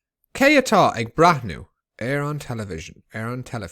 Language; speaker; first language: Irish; non-native, local second language; English